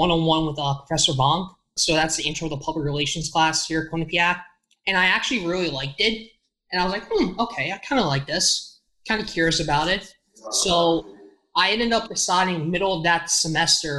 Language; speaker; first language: English; native; English